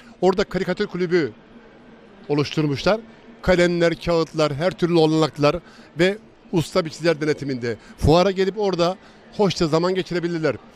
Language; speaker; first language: Turkish; native; Turkish